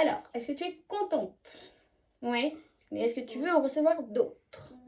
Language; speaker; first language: French; native; French